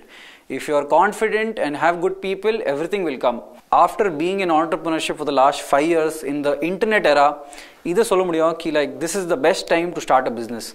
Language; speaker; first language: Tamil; non-native, local second language; Hindi